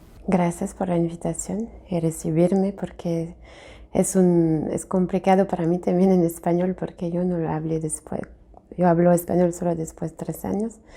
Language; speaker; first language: Spanish; non-native, fluent; French